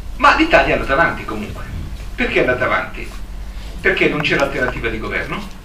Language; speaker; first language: Italian; native; Italian